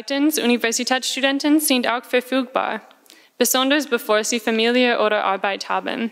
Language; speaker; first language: German; non-native, fluent; English